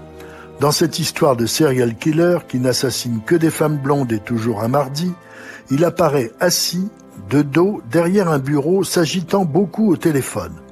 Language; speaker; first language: French; native; French